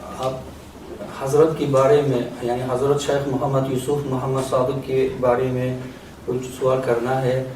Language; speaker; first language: Urdu; non-native, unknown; Uzbek